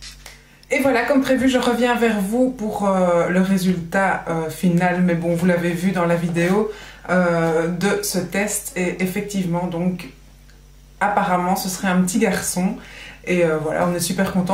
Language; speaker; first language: French; native; French